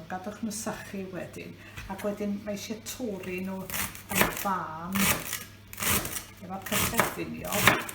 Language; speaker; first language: Welsh; native; Welsh